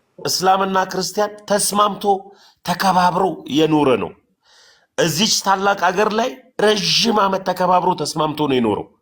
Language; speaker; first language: Amharic; non-native, local second language; Oromo